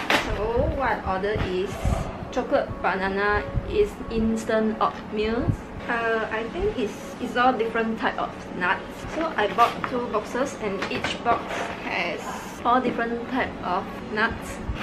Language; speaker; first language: English; non-native, local second language; Chinese